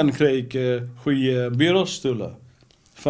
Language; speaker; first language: Dutch; non-native, fluent; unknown